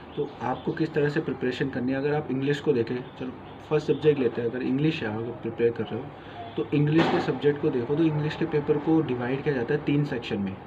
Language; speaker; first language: Hindi; native; Hindi